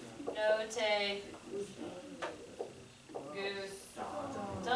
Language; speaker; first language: Spanish; non-native, fluent; English